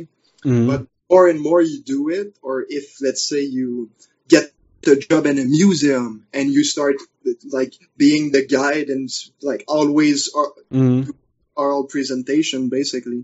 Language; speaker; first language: English; non-native, fluent; French